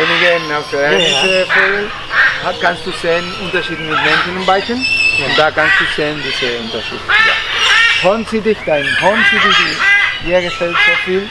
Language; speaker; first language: German; non-native, fluent; Spanish